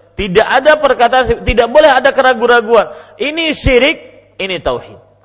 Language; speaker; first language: Indonesian; non-native, local second language; Banjar